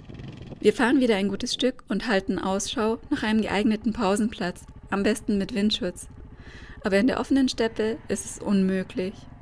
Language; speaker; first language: German; native; German